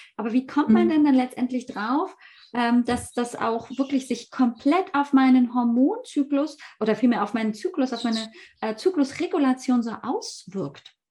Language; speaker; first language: German; native; German